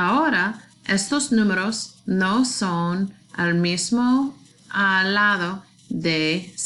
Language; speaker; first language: Spanish; non-native, learner; English